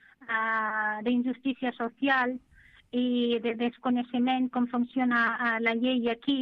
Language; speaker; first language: Catalan; non-native, fluent; Arabic